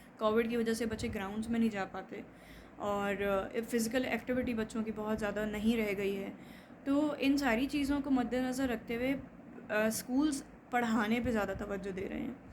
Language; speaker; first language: Urdu; native; Urdu